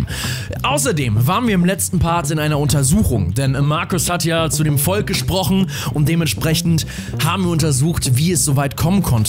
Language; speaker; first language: German; native; German